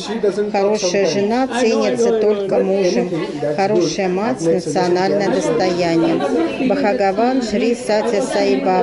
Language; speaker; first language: Russian; native; Russian